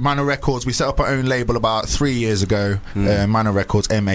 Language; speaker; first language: English; native; English